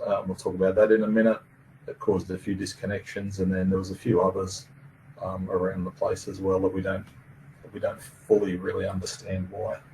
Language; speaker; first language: English; native; English